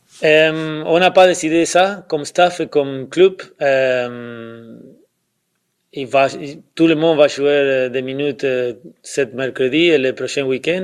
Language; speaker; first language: French; non-native, fluent; Spanish